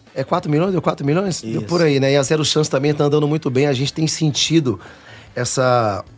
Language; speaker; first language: Portuguese; native; Portuguese